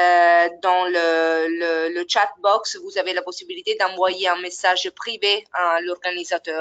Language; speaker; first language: French; non-native, fluent; Italian